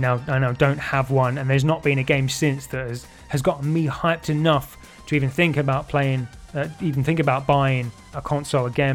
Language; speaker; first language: English; native; English